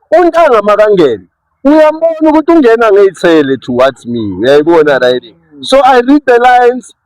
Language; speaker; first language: Zulu; native; Zulu